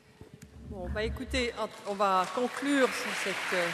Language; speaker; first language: French; native; French